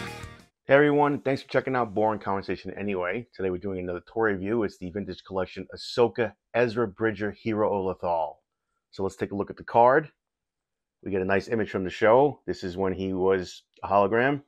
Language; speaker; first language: English; native; English